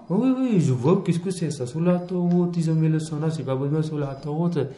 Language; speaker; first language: French; non-native, learner; Punjabi